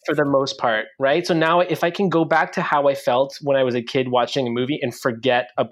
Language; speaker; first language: English; non-native, fluent; French